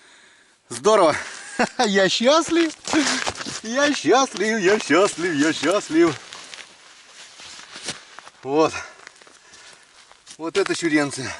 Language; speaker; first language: Russian; native; Russian